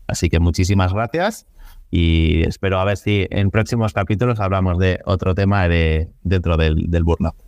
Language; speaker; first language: Spanish; native; Spanish